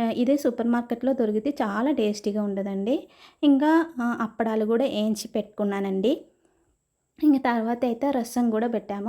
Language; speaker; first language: Telugu; non-native, fluent; Malayalam